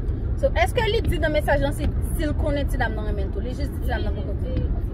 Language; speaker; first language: French; non-native, local second language; Haitian Creole